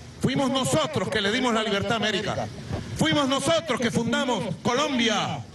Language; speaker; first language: Spanish; native; Spanish